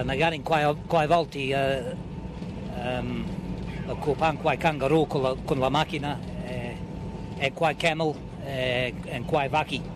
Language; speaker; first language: Italian; early bilingual, heritage; Italian